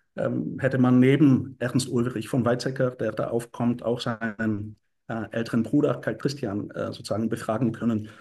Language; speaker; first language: German; non-native, fluent; Bulgarian